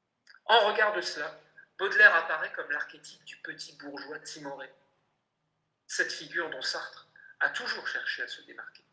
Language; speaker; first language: French; native; French